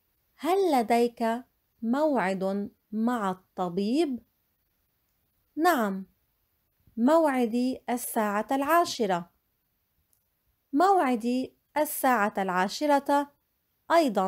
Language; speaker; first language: Arabic; non-native, fluent; English